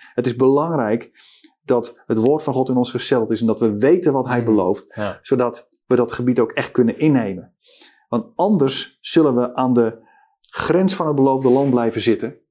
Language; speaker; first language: Dutch; native; Dutch